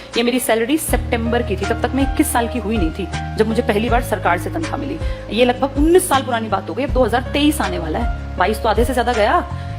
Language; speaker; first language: Hindi; native; Hindi